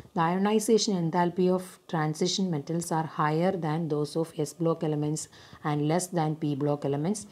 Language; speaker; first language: English; non-native, local second language; Malayalam